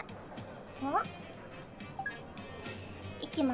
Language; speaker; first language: Japanese; native; Japanese